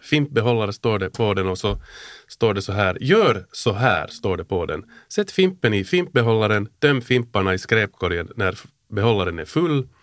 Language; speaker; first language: Swedish; native; Swedish